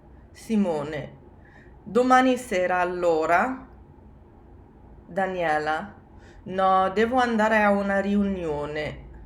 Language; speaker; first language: Italian; non-native, fluent; English